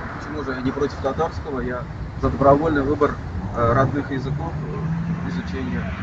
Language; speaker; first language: Russian; native; Russian